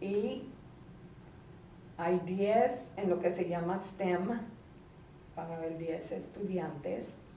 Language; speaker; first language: Spanish; early bilingual, heritage; Spanish